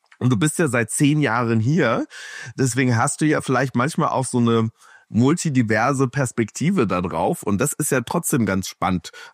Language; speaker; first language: German; native; German